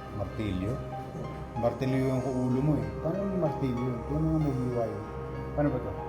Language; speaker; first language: Filipino; native; Filipino